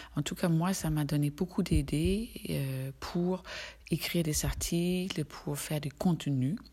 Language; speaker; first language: French; non-native, fluent; Danish